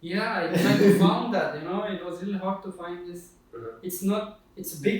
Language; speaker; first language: English; non-native, fluent; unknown